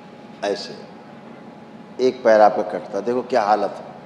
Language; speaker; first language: Hindi; native; Hindi